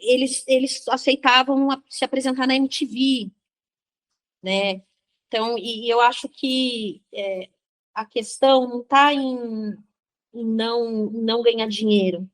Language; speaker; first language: Portuguese; native; Portuguese